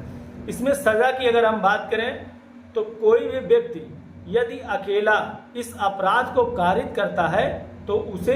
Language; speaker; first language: Hindi; native; Hindi